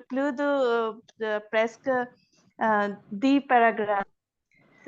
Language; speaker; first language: French; non-native, learner; Bangla